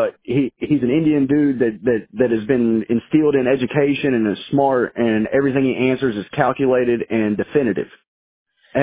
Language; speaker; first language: English; native; English